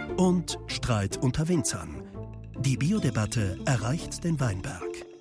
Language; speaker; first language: German; native; German